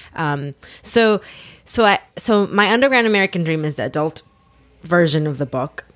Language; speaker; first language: English; early bilingual, other home language; Spanish